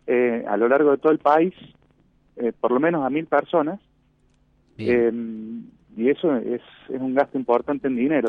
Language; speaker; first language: Spanish; native; Spanish